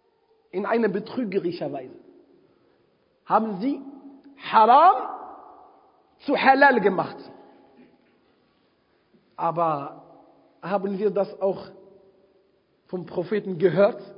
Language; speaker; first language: German; non-native, fluent; Arabic